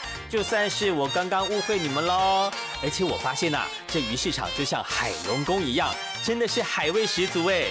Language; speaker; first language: Chinese; native; Chinese